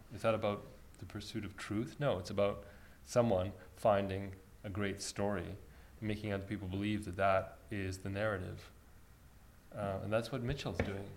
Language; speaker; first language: English; early bilingual, other home language; Armenian